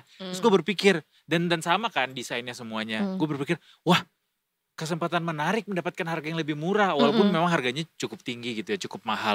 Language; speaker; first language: Indonesian; native; Indonesian